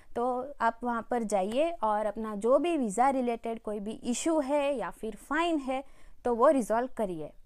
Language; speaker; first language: Hindi; native; Hindi